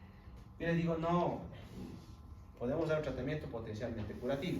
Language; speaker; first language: Spanish; native; Spanish